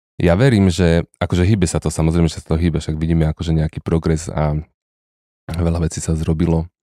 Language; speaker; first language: Slovak; native; Slovak